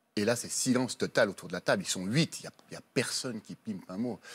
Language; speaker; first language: French; native; French